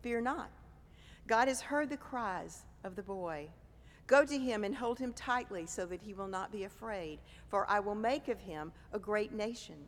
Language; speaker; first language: English; native; English